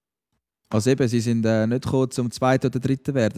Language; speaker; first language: German; native; German